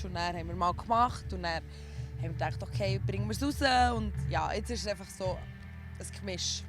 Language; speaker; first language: German; early bilingual, other home language; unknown